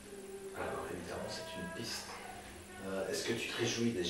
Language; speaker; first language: French; native; French